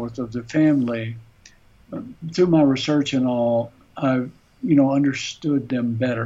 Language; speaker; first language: English; native; English